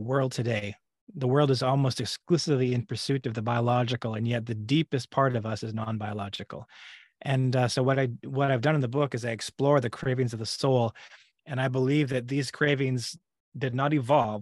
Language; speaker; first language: English; native; English